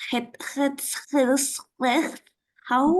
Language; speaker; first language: Dutch; non-native, learner; Indonesian